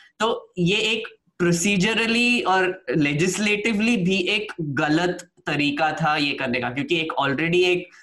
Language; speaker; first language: Hindi; non-native, local second language; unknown